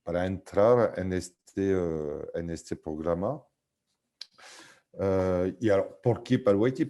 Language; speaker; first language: Spanish; non-native, fluent; French